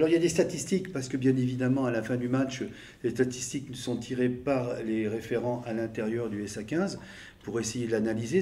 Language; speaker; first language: French; native; French